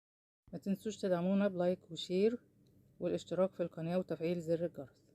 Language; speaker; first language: Arabic; native; Arabic